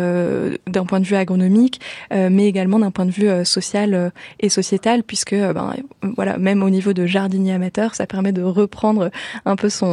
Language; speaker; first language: French; native; French